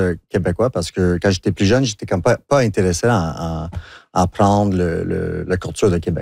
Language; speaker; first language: French; non-native, local second language; English